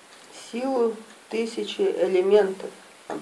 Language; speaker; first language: Russian; native; Russian